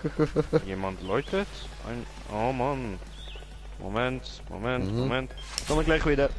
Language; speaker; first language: German; native; German